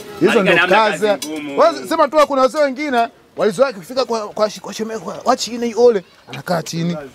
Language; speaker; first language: Swahili; native; Swahili